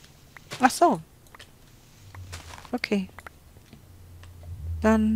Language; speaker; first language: German; native; German